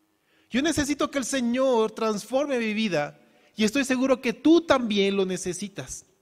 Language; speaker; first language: Spanish; native; Spanish